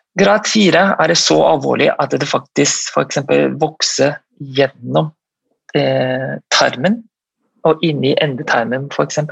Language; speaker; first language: Norwegian; non-native, fluent; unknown